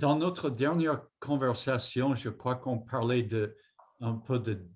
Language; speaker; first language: French; non-native, fluent; English